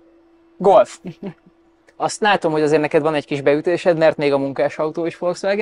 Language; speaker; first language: Hungarian; native; Hungarian